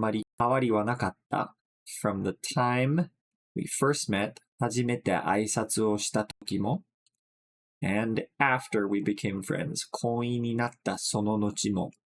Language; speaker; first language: Japanese; non-native, fluent; English